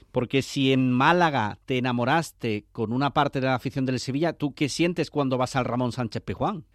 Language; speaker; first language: Spanish; native; Spanish